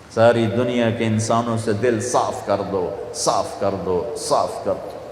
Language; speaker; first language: Urdu; non-native, local second language; Punjabi